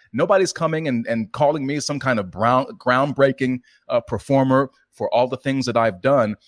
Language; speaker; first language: English; native; English